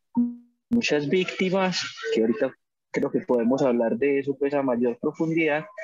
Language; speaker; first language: Spanish; native; Spanish